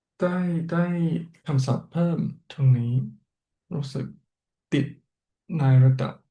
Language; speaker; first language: Thai; non-native, learner; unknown